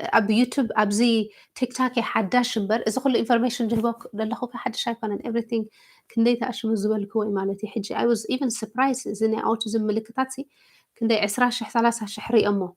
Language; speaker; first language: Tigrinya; early bilingual, heritage; Tigrinya